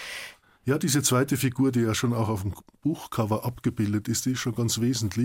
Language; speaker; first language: German; native; German